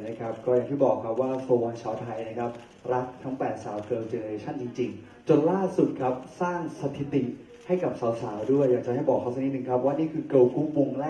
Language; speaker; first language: Thai; native; Thai